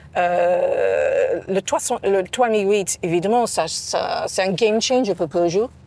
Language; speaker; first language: French; non-native, fluent; English